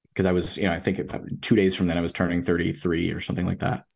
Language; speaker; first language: English; native; English